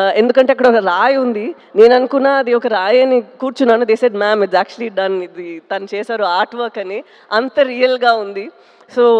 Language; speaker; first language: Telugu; non-native, fluent; Tamil